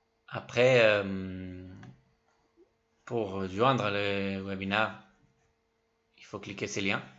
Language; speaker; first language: French; non-native, fluent; Spanish